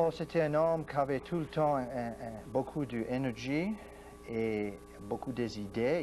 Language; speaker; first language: French; non-native, local second language; English